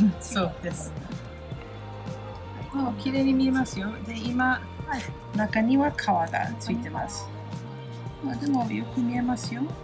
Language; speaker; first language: Japanese; non-native, fluent; English